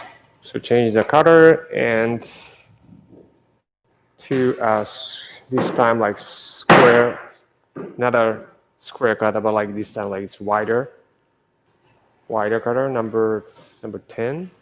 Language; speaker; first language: English; non-native, fluent; Japanese